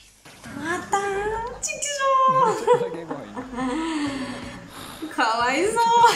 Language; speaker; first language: Japanese; non-native, learner; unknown